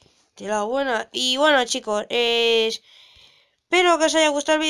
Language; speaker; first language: Spanish; native; Spanish